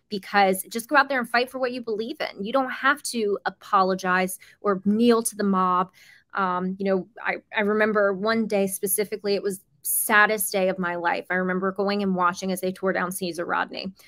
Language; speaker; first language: English; native; English